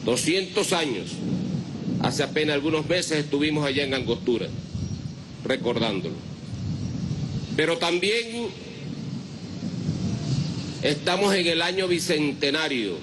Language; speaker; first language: Spanish; native; Spanish